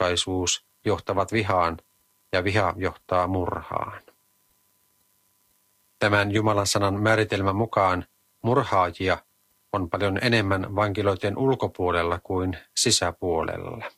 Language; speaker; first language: Finnish; native; Finnish